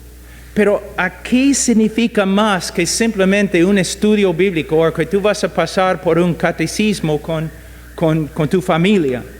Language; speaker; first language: Spanish; non-native, fluent; English